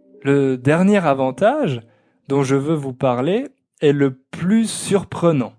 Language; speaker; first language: French; native; French